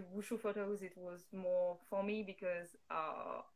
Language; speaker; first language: English; non-native, fluent; French